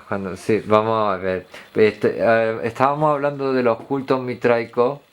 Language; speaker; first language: Spanish; early bilingual, heritage; Spanish